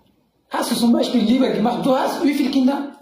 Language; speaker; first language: German; non-native, learner; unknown